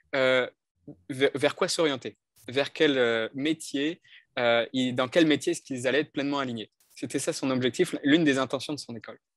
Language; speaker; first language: French; native; French